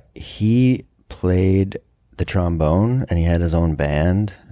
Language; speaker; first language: English; native; English